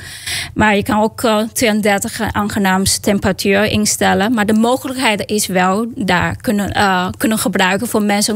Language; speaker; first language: Dutch; non-native, fluent; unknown